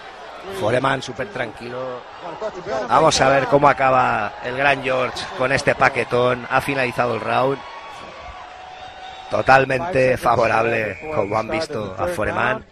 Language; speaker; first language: Spanish; native; Spanish